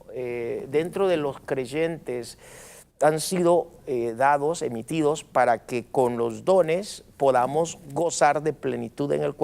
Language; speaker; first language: Spanish; native; Spanish